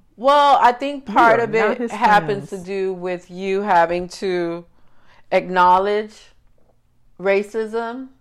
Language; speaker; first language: English; native; English